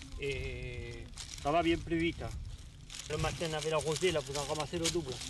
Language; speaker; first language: French; native; French